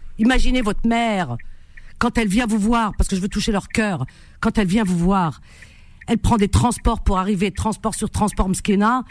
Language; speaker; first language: French; native; French